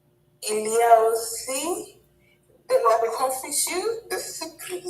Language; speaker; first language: French; non-native, learner; English